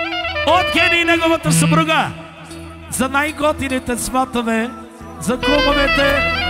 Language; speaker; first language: Bulgarian; non-native, local second language; Romany